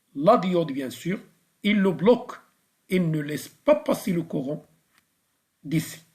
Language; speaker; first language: French; non-native, local second language; Arabic